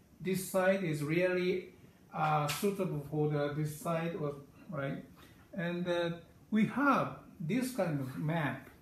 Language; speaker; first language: English; non-native, learner; Japanese